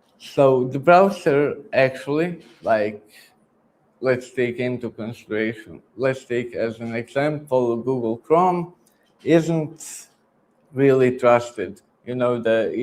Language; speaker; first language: English; non-native, fluent; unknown